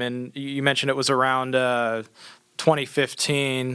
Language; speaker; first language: English; native; English